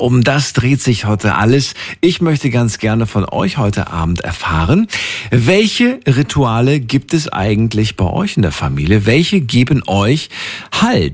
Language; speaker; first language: German; native; German